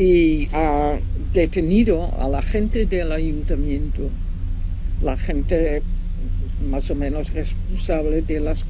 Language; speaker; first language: Spanish; non-native, fluent; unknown